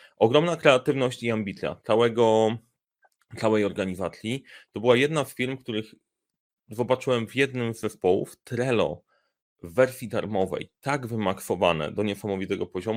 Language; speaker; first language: Polish; native; Polish